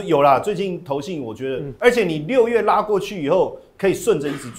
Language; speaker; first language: Chinese; native; Chinese